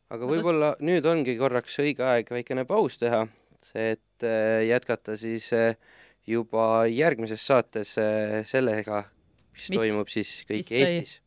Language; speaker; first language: Estonian; native; Estonian